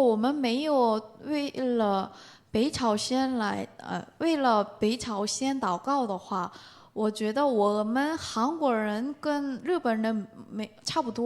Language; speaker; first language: Chinese; non-native, learner; Korean